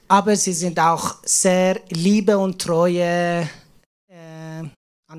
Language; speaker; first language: German; non-native, learner; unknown